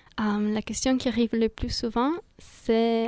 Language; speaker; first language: French; non-native, fluent; Italian